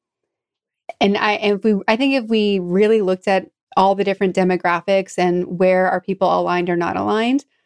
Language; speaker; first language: English; native; English